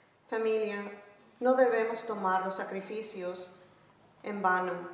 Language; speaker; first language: Spanish; early bilingual, heritage; Spanish